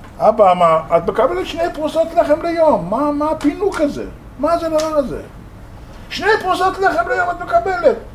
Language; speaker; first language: Hebrew; non-native, local second language; Arabic